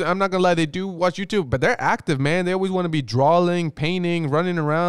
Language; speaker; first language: English; early bilingual, other home language; Spanish